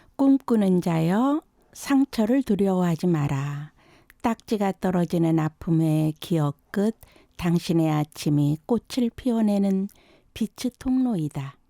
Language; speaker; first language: Korean; native; Korean